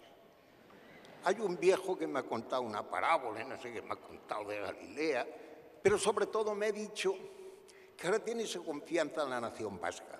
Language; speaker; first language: Spanish; native; Spanish